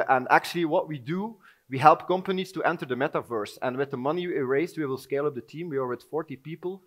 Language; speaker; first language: English; non-native, fluent; Dutch